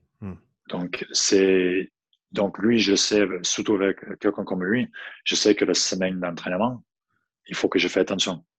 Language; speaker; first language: French; non-native, fluent; English